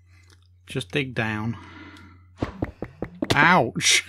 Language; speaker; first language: English; native; English